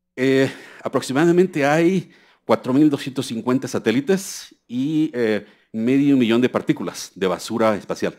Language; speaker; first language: Spanish; native; Spanish